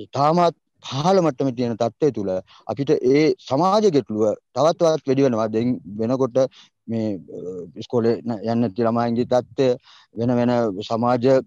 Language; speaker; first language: Sinhala; non-native, local second language; Tamil